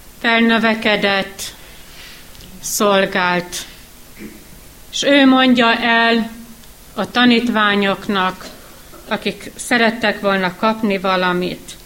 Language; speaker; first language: Hungarian; native; Hungarian